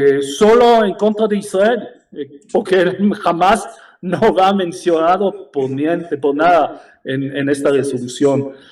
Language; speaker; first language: Spanish; non-native, fluent; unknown